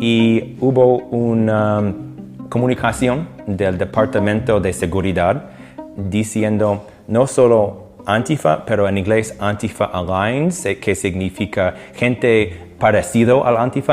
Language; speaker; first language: Spanish; non-native, fluent; English